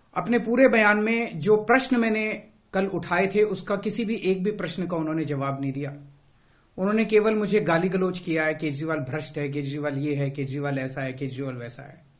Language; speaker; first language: Hindi; native; Hindi